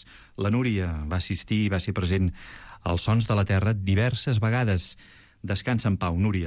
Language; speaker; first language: Catalan; native; Catalan